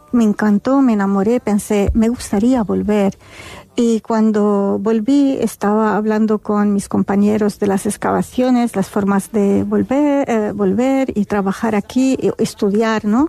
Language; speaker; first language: Spanish; non-native, fluent; Arabic